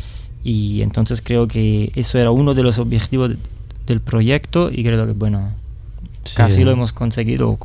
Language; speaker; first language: Spanish; non-native, fluent; Italian